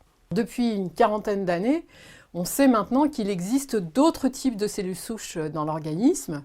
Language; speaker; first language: French; native; French